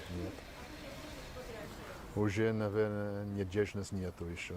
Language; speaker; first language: Russian; non-native, learner; English